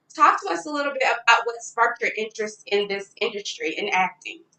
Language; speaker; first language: English; native; English